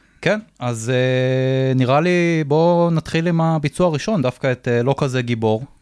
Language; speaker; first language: Hebrew; native; Hebrew